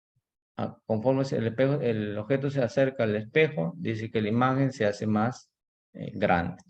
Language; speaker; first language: Spanish; native; Spanish